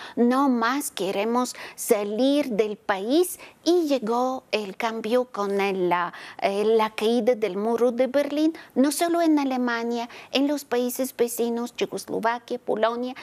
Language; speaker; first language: Spanish; non-native, fluent; Bulgarian